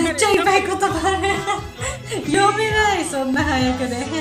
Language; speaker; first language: Japanese; non-native, learner; Georgian